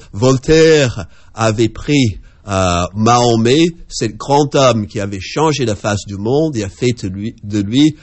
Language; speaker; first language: French; non-native, fluent; English